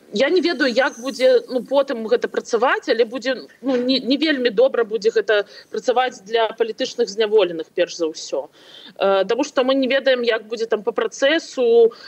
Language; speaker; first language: Belarusian; non-native, local second language; Russian